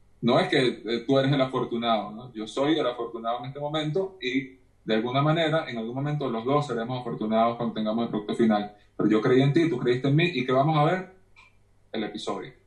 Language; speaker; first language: Spanish; native; Spanish